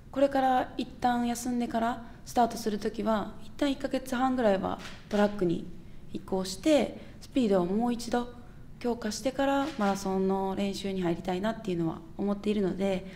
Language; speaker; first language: Japanese; native; Japanese